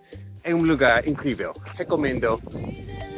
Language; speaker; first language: Portuguese; non-native, fluent; English